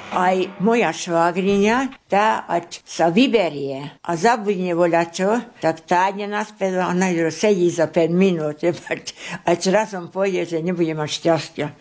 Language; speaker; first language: Slovak; native; Slovak